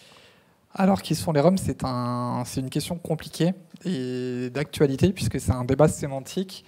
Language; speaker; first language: French; native; French